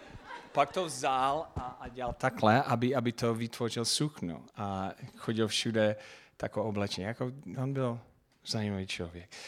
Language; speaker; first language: Czech; non-native, fluent; English